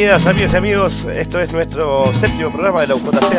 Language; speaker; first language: Spanish; native; Spanish